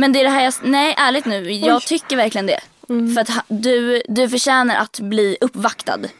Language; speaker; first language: Swedish; native; Swedish